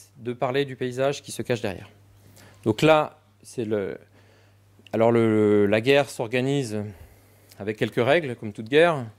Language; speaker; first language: French; native; French